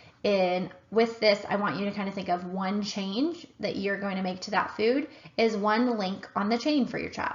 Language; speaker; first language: English; native; English